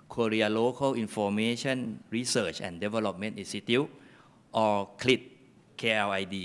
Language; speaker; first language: English; non-native, fluent; Thai